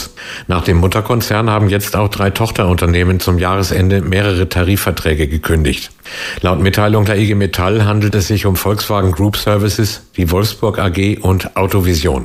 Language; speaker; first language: German; native; German